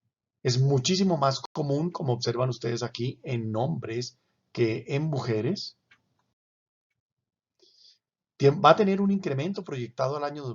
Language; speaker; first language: Spanish; native; Spanish